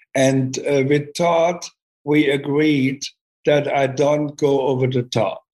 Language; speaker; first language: English; non-native, fluent; German